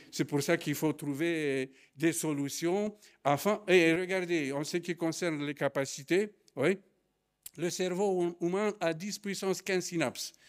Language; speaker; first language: French; non-native, fluent; Romanian